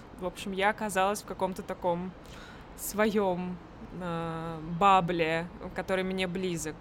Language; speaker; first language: Russian; native; Russian